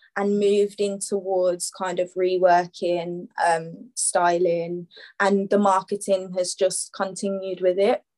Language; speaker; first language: English; native; English